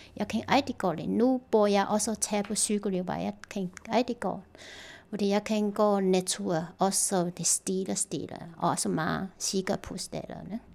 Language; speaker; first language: Danish; non-native, learner; Chinese